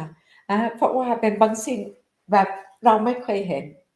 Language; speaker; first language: Thai; non-native, fluent; English